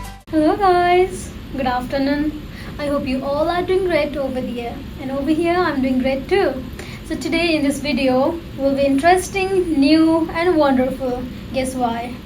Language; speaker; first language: English; non-native, fluent; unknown